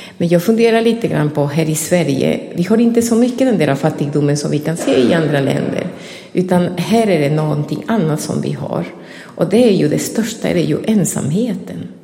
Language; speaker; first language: Swedish; non-native, fluent; Spanish